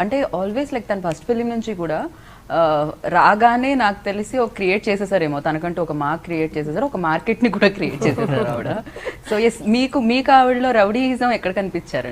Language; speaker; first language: Telugu; native; Telugu